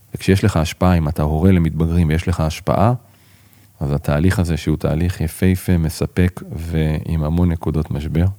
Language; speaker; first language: Hebrew; native; Hebrew